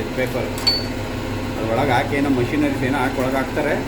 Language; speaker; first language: Kannada; native; Kannada